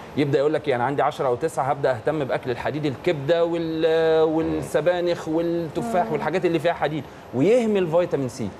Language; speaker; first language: Egyptian Arabic; native; Egyptian Arabic